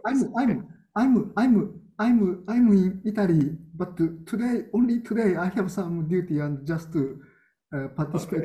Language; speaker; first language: English; non-native, learner; Japanese